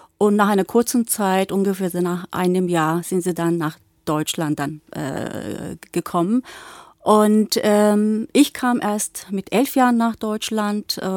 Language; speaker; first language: German; early bilingual, other home language; Turkish